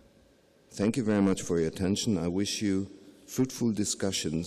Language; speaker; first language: English; non-native, fluent; German